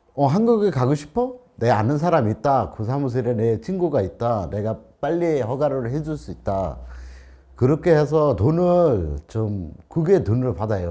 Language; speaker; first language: Korean; non-native, learner; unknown